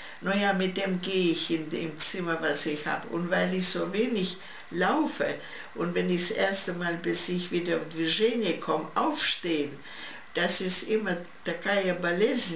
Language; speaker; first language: German; early bilingual, heritage; German